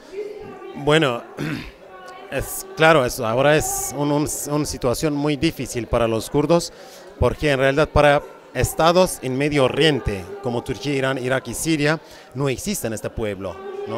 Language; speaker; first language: Spanish; non-native, fluent; Kurdish